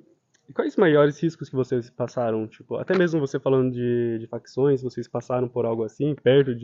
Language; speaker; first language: Portuguese; native; Portuguese